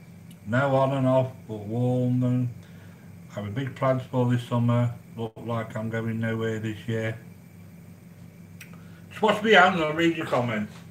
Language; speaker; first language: English; native; English